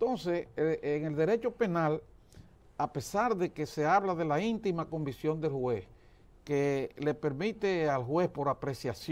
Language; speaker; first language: Spanish; native; Spanish